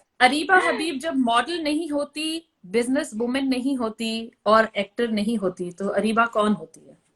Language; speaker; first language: Urdu; native; Urdu